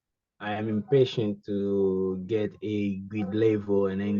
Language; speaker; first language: English; non-native, learner; Haitian Creole